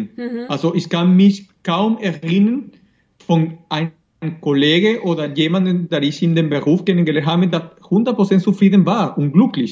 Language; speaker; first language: German; non-native, fluent; Spanish